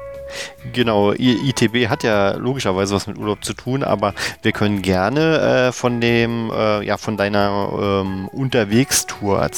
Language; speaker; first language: German; native; German